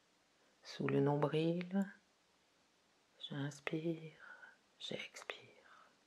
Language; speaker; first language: French; native; French